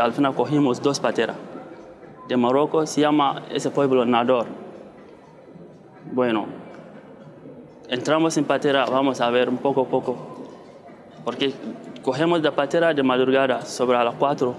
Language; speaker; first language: Spanish; non-native, learner; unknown